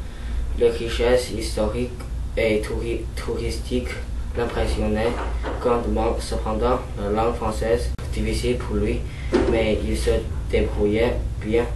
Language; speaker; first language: French; non-native, learner; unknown